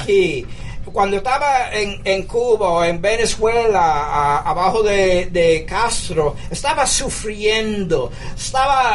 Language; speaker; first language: Spanish; early bilingual, heritage; English